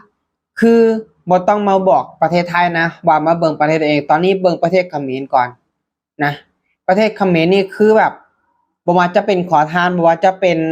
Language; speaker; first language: Thai; non-native, local second language; Lao